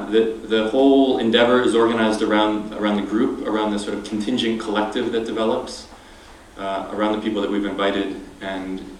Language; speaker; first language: English; native; English